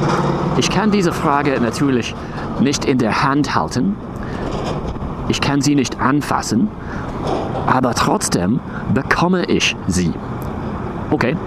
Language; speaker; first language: German; non-native, fluent; English